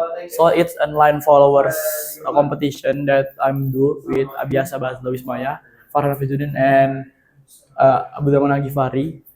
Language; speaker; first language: English; non-native, learner; Indonesian